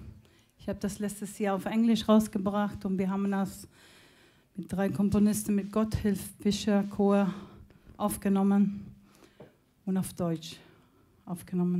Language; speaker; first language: German; non-native, fluent; Spanish